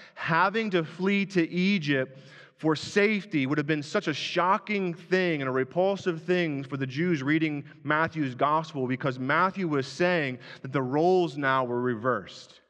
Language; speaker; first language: English; native; English